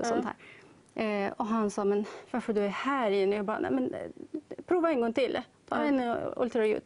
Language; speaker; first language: Swedish; non-native, learner; Persian